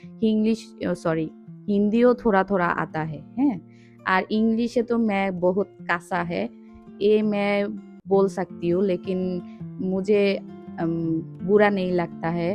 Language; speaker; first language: Hindi; non-native, learner; Bangla